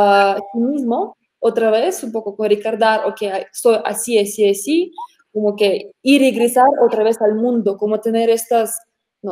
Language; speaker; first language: Spanish; non-native, fluent; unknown